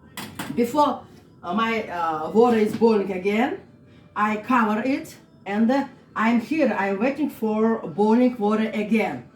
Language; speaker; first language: English; non-native, learner; Russian